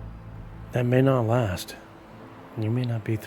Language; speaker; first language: English; native; English